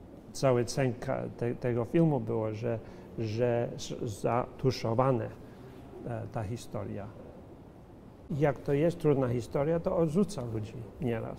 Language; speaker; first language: Polish; early bilingual, heritage; Polish